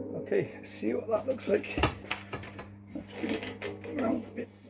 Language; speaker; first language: English; native; English